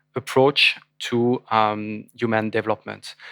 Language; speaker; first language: English; non-native, fluent; French